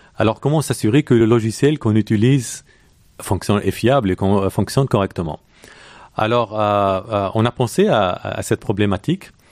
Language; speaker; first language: French; non-native, local second language; Arabic